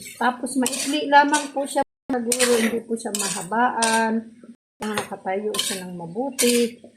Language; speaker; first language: Filipino; native; Filipino